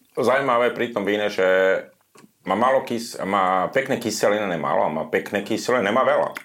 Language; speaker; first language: Slovak; non-native, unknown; German